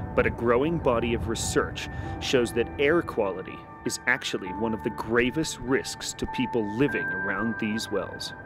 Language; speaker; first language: English; native; English